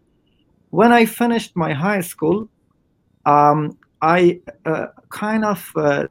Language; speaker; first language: English; non-native, fluent; Persian